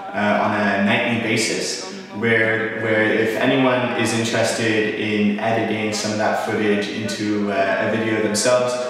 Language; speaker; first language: English; native; English